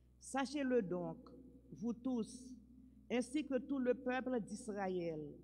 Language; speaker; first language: French; non-native, local second language; Haitian Creole